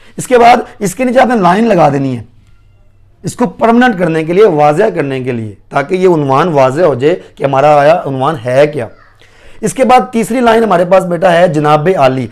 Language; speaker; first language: Urdu; non-native, local second language; Punjabi